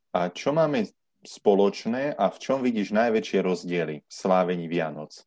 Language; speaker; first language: Slovak; native; Slovak